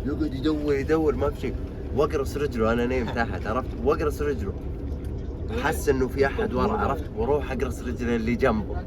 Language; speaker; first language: Arabic; native; Arabic